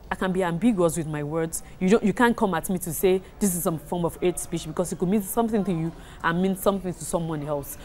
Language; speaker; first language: English; non-native, local second language; Yoruba